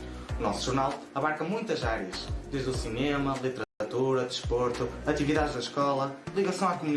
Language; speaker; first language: Portuguese; native; Portuguese